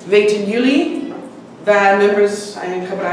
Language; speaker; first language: Dutch; non-native, learner; English